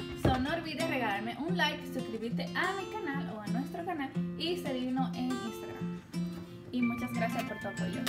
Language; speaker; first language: Spanish; early bilingual, heritage; Spanish